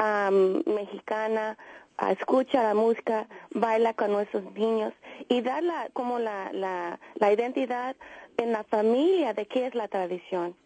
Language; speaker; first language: Spanish; early bilingual, heritage; Spanish